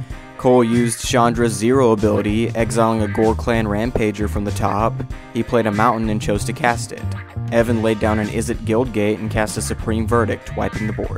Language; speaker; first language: English; native; English